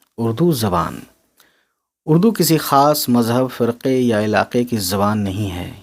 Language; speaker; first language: Urdu; native; Urdu